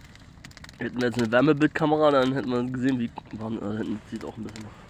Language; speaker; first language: German; native; German